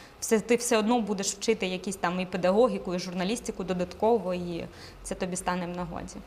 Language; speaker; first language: Ukrainian; non-native, local second language; Russian